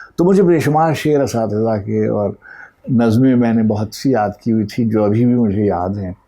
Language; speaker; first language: Urdu; native; Urdu